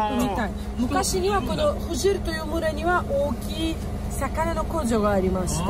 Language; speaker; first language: Japanese; non-native, learner; Russian